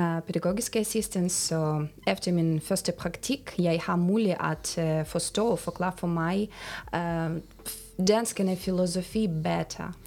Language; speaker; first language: Danish; non-native, fluent; Ukrainian